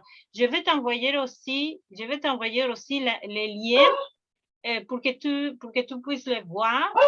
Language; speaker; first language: French; non-native, fluent; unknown